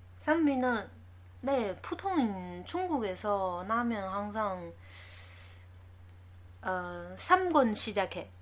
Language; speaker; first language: Korean; non-native, learner; Chinese